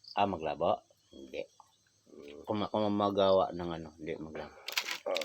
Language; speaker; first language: Filipino; non-native, local second language; Cebuano